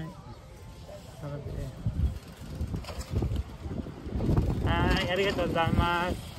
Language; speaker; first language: Japanese; non-native, learner; Filipino